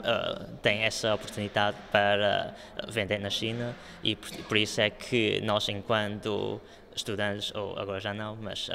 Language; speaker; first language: Portuguese; non-native, local second language; Chinese